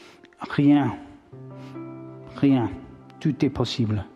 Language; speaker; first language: French; non-native, learner; English